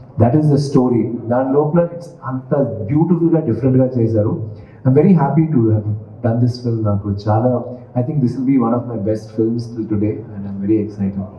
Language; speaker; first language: Telugu; non-native, learner; Tamil